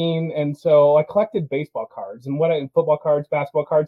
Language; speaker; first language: English; native; English